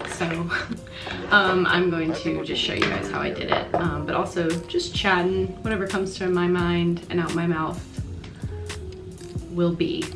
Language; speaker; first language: English; native; English